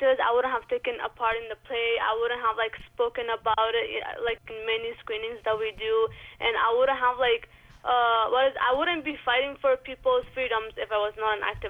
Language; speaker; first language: English; early bilingual, other home language; Rohingya